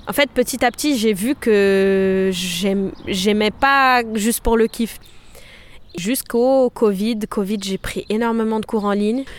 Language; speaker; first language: French; non-native, fluent; Portuguese